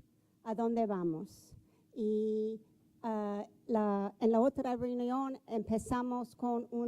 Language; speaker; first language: Spanish; non-native, fluent; English